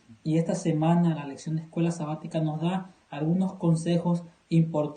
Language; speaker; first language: Spanish; native; Spanish